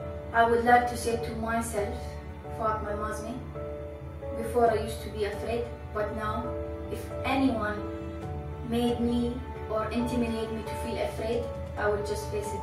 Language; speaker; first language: English; non-native, fluent; Arabic